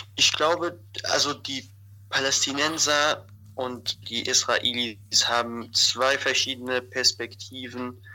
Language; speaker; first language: German; non-native, fluent; Arabic